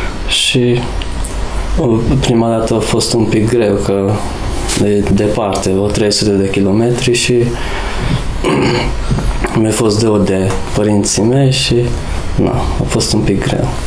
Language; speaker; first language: Romanian; non-native, local second language; Hungarian